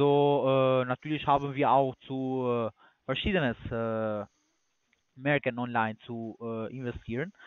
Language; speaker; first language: German; non-native, learner; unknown